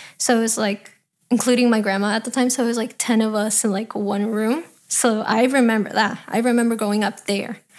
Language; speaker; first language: English; early bilingual, other home language; Spanish